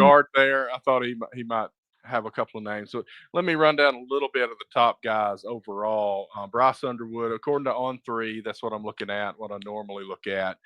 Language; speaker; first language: English; native; English